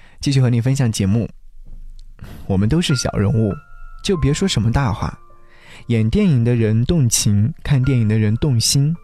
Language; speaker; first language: Chinese; native; Chinese